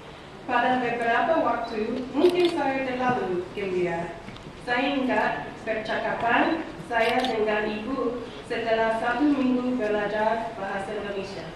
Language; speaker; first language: Indonesian; non-native, learner; English